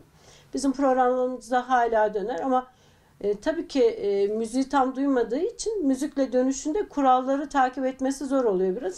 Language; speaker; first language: Turkish; native; Turkish